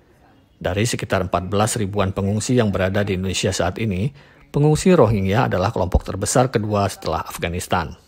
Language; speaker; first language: Indonesian; native; Indonesian